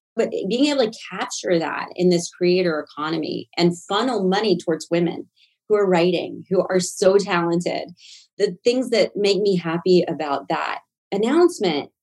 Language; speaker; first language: English; native; English